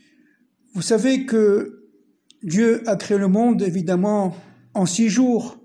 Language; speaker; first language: French; native; French